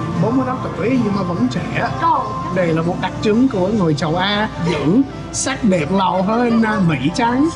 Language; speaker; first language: Vietnamese; early bilingual, heritage; Vietnamese